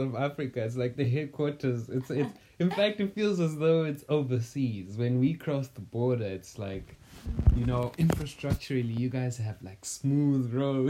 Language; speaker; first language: English; non-native, local second language; North Ndebele